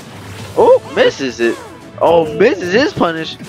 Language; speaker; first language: English; native; English